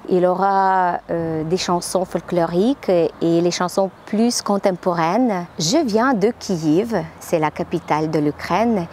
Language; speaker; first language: French; non-native, fluent; Ukrainian